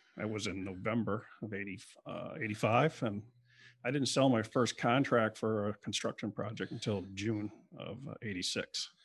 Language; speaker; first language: English; native; English